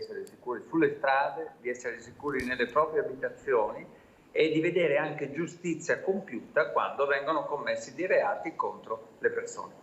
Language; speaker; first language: Italian; native; Italian